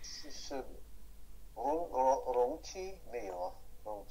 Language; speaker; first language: Chinese; non-native, learner; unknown